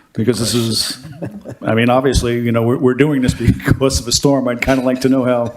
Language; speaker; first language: English; native; English